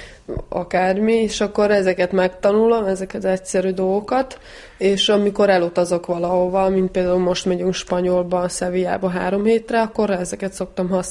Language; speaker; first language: Hungarian; early bilingual, heritage; Hungarian